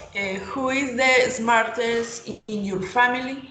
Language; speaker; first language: English; non-native, learner; Spanish